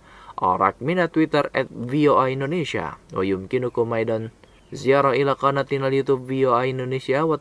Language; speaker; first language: Arabic; non-native, fluent; Indonesian